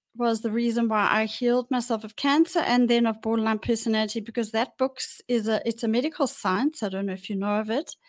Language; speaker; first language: English; native; English